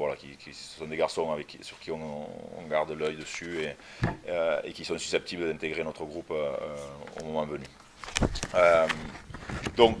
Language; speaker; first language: French; native; French